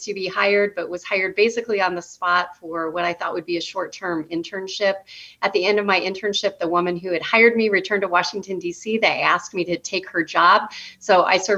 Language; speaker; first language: English; native; English